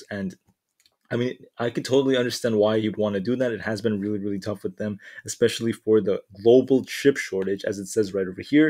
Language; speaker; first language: English; native; English